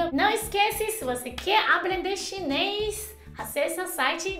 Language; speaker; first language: Portuguese; non-native, fluent; Chinese